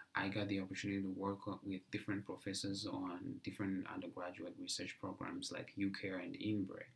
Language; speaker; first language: English; non-native, local second language; Kinyarwanda